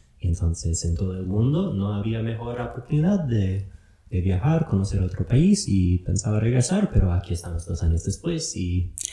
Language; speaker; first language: Spanish; non-native, fluent; English